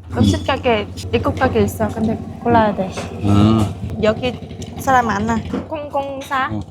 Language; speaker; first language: Korean; non-native, learner; Vietnamese